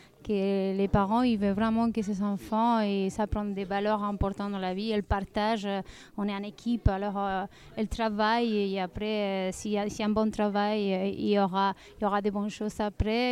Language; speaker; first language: French; non-native, fluent; Spanish